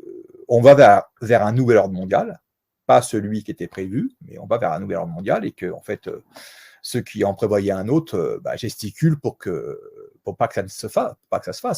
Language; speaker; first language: French; native; French